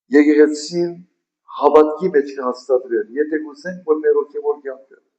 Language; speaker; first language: Armenian; native; Armenian